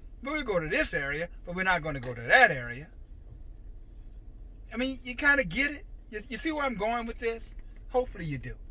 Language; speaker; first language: English; native; English